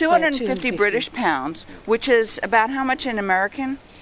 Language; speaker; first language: English; native; English